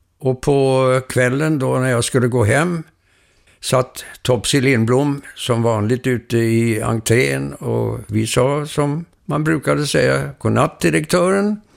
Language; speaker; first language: Swedish; native; Swedish